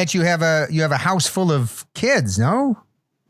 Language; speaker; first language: English; native; English